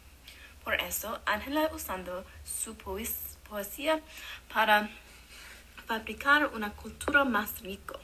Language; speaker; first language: Spanish; non-native, learner; English